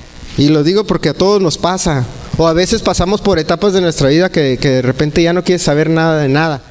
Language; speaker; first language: Spanish; native; Spanish